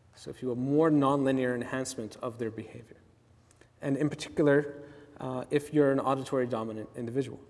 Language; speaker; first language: English; native; English